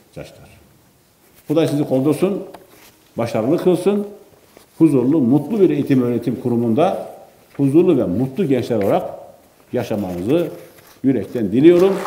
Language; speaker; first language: Turkish; native; Turkish